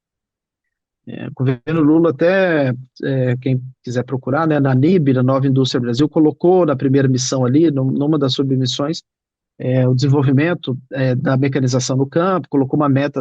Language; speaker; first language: Portuguese; native; Portuguese